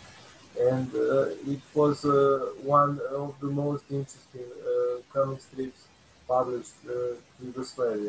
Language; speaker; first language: English; non-native, learner; Bosnian